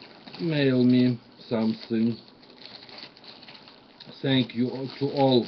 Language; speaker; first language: English; non-native, learner; Russian